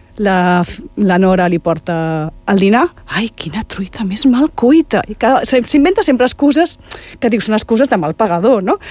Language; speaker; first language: Catalan; native; Catalan